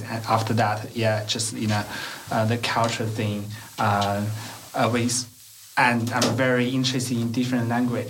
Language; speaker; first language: English; non-native, learner; Chinese